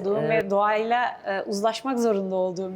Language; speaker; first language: Turkish; native; Turkish